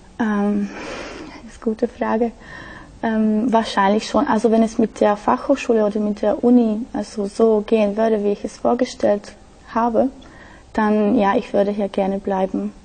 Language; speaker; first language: German; non-native, learner; Slovak